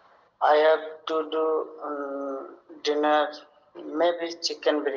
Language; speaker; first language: English; non-native, learner; Hindi